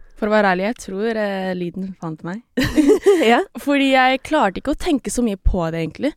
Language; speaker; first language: Norwegian; non-native, local second language; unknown